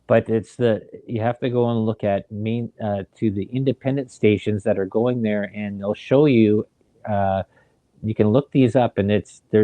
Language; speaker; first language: English; native; English